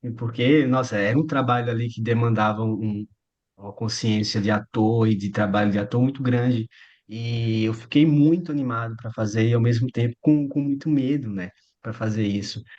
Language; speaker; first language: Portuguese; native; Portuguese